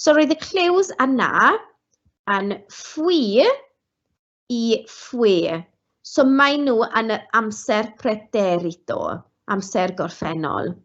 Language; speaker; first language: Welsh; non-native, local second language; English